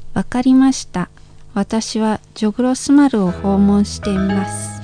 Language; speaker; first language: Japanese; non-native, fluent; Indonesian